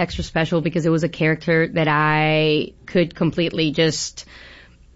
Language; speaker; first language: English; non-native, fluent; Spanish